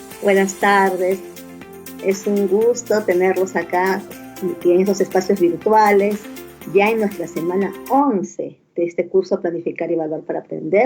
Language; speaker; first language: Spanish; native; Spanish